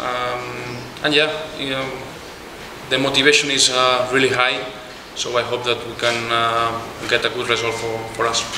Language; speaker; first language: English; non-native, fluent; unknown